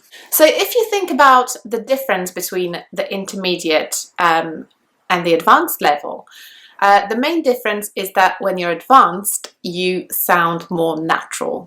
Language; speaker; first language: English; non-native, fluent; Polish